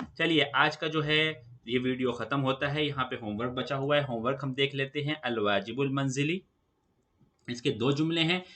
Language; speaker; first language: Urdu; native; Urdu